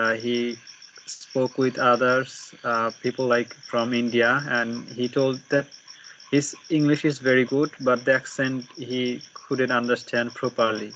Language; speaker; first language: English; non-native, learner; Bangla